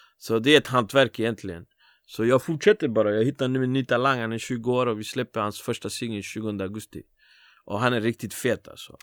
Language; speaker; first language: Swedish; early bilingual, other home language; Spanish